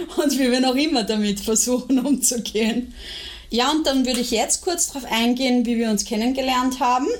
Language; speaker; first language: German; early bilingual, other home language; Bosnian